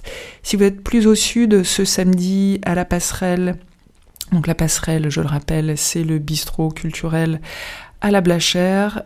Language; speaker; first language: French; native; French